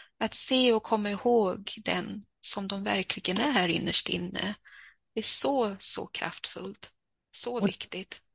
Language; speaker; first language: Swedish; early bilingual, heritage; Swedish